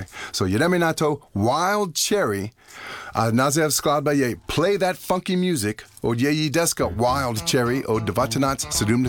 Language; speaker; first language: Czech; non-native, learner; English